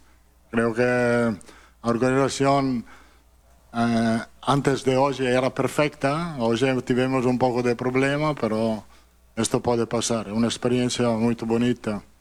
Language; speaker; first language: Portuguese; non-native, learner; Italian